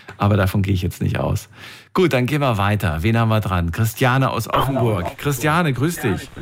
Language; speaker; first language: German; native; German